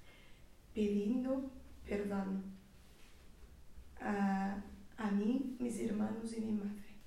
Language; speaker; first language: Spanish; non-native, learner; Portuguese